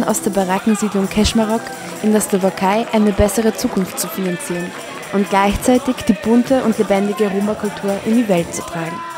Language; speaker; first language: German; native; German